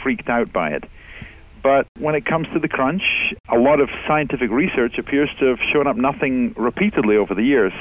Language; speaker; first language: English; native; English